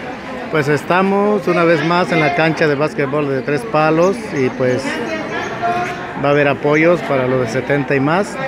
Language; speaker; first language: Spanish; native; Spanish